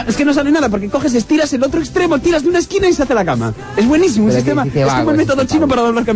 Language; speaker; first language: Spanish; native; Spanish